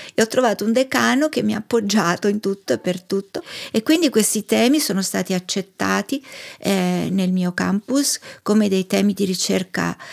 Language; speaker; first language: Italian; native; Italian